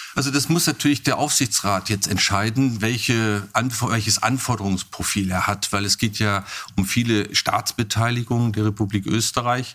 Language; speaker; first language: German; native; German